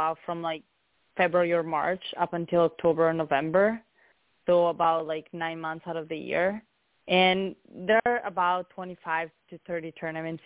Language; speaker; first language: English; non-native, fluent; Italian